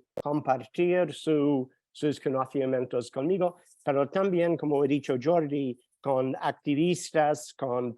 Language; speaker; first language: Spanish; non-native, fluent; English